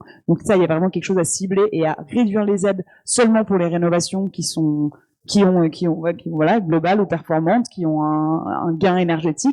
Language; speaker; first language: French; native; French